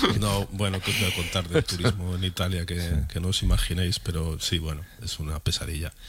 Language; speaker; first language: Spanish; native; Spanish